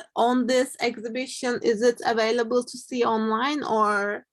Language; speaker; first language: English; non-native, fluent; Turkish